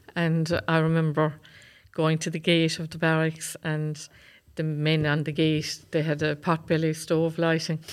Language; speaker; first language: English; native; English